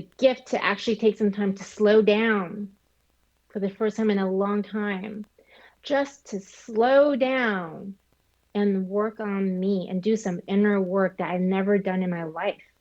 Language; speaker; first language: English; early bilingual, other home language; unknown